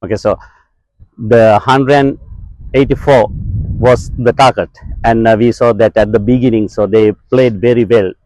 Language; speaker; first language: English; non-native, local second language; Sinhala